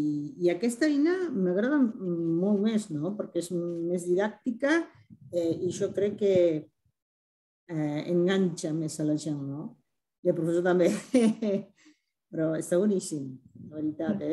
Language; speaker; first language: Catalan; non-native, fluent; Spanish